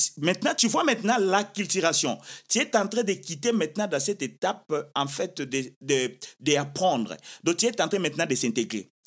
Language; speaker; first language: French; non-native, local second language; Lingala